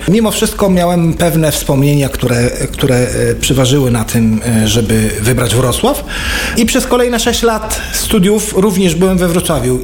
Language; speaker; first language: Polish; non-native, fluent; Arabic